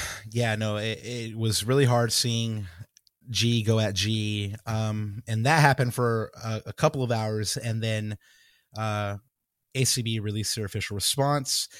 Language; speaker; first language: English; early bilingual, other home language; Spanish